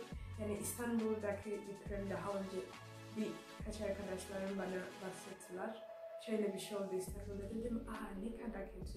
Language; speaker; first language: Turkish; non-native, fluent; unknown